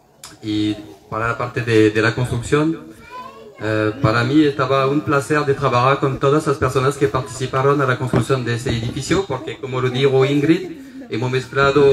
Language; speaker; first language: Spanish; non-native, fluent; French